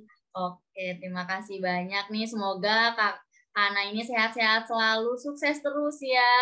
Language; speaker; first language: Indonesian; native; Indonesian